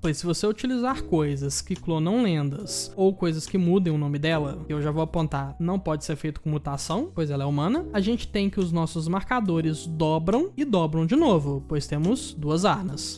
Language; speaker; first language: Portuguese; native; Portuguese